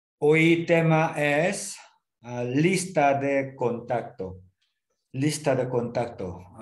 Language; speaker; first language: Spanish; non-native, learner; Korean